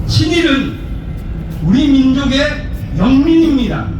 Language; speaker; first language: Korean; native; Korean